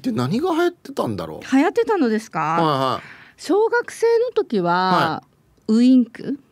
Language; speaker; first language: Japanese; native; Japanese